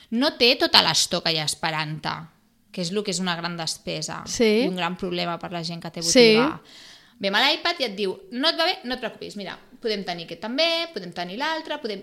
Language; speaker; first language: Catalan; non-native, local second language; Spanish